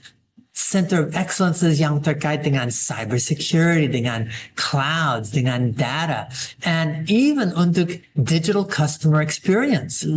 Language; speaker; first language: Indonesian; non-native, fluent; English